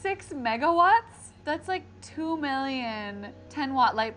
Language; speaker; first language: English; native; English